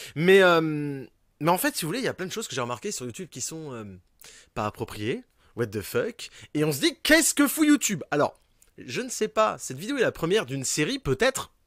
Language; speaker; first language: French; native; French